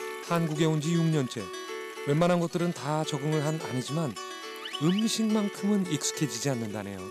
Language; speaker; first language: Korean; native; Korean